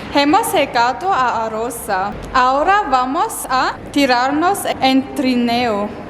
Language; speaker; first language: Spanish; non-native, learner; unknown